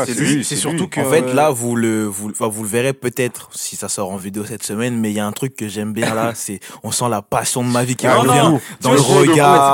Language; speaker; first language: French; native; French